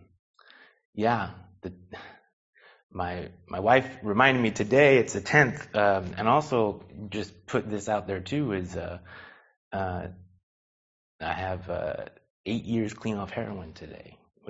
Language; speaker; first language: English; native; English